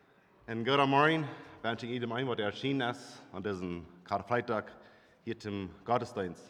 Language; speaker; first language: German; non-native, local second language; Plautdietsch